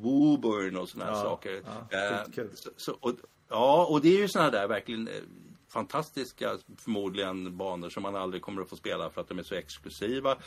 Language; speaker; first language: Swedish; native; Swedish